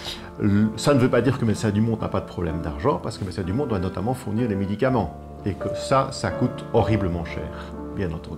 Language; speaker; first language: French; native; French